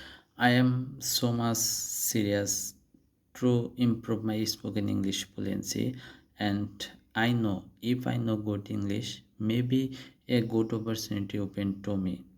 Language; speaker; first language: English; non-native, learner; Bangla